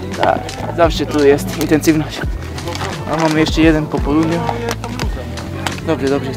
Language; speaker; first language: Polish; non-native, learner; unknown